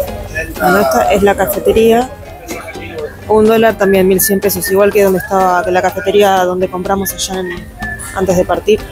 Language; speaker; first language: Spanish; native; Spanish